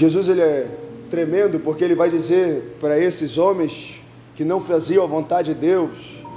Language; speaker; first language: Portuguese; native; Portuguese